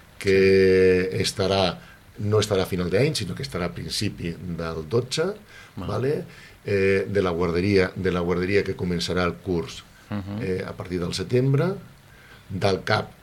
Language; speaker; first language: Catalan; non-native, local second language; Spanish